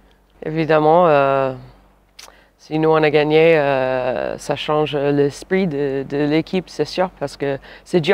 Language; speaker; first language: French; non-native, fluent; English